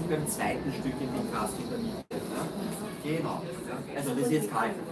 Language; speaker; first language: German; native; German